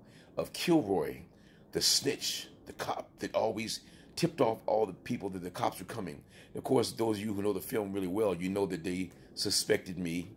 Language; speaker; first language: English; native; English